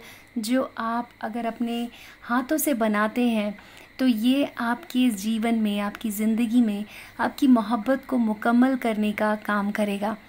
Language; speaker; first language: Hindi; native; Hindi